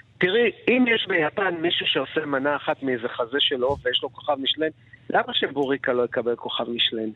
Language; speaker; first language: Hebrew; native; Hebrew